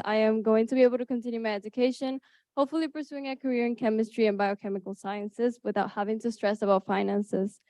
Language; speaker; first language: English; early bilingual, other home language; Spanish